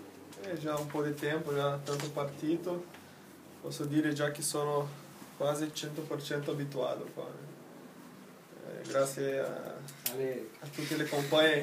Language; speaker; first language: Italian; non-native, learner; Portuguese